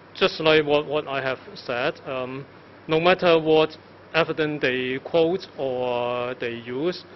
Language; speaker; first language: English; non-native, local second language; Cantonese